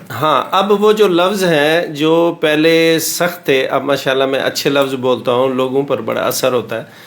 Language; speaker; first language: Urdu; non-native, local second language; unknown